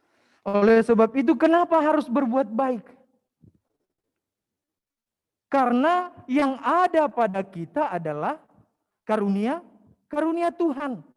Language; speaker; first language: Indonesian; native; Indonesian